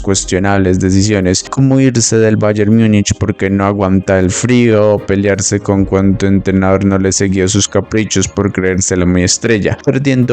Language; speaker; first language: Spanish; native; Spanish